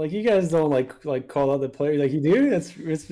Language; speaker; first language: English; non-native, fluent; French